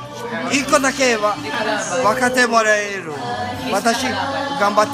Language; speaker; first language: Japanese; non-native, learner; Filipino